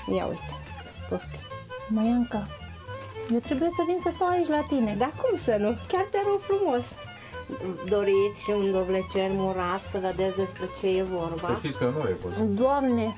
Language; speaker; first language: Romanian; native; Romanian